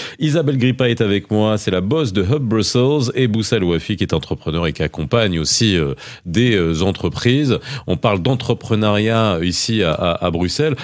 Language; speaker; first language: French; native; French